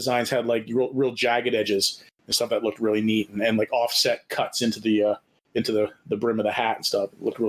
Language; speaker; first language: English; native; English